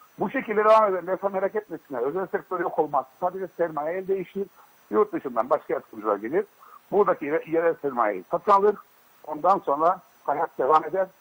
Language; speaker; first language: Turkish; native; Turkish